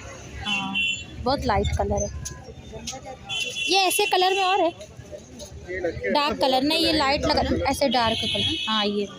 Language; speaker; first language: Hindi; native; Hindi